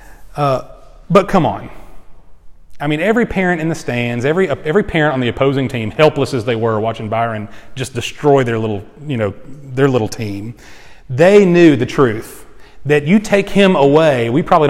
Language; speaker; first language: English; native; English